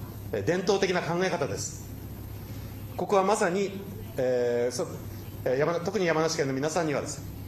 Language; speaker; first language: Japanese; native; Japanese